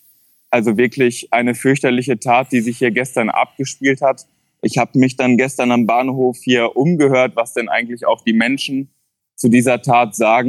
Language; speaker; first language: German; native; German